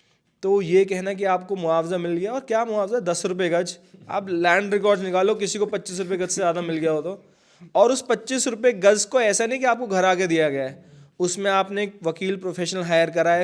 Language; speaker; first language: Hindi; native; Hindi